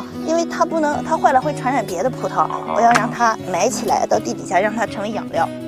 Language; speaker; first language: Chinese; native; Chinese